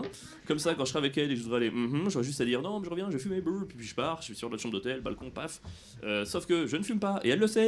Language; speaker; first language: French; native; French